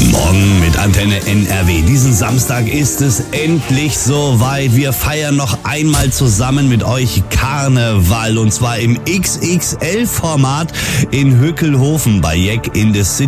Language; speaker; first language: German; native; German